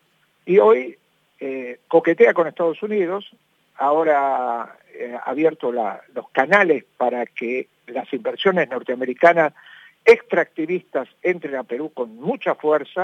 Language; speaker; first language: Spanish; native; Spanish